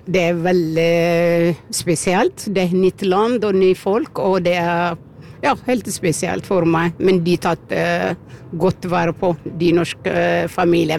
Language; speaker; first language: Norwegian; non-native, learner; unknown